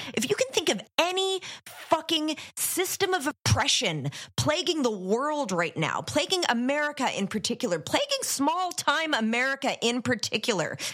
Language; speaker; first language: English; native; English